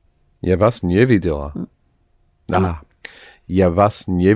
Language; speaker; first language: Russian; non-native, learner; English